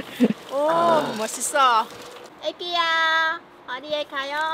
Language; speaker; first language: Korean; non-native, learner; Vietnamese